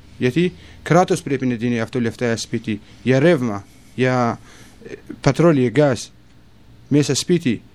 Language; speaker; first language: Greek; non-native, learner; Kurdish